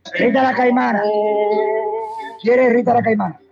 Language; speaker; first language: Spanish; native; Spanish